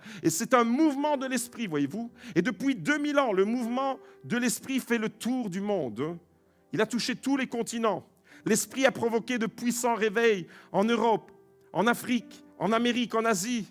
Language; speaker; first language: French; native; French